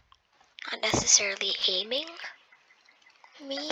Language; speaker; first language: English; native; English